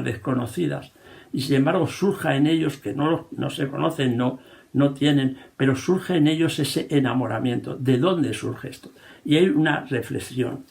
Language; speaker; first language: Spanish; native; Spanish